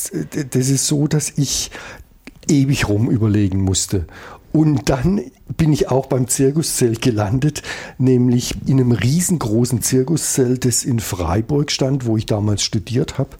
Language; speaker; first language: German; native; German